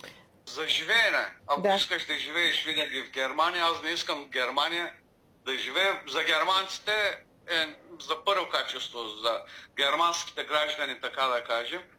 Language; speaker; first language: Bulgarian; non-native, local second language; Turkish